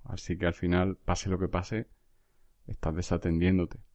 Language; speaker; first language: Spanish; native; Spanish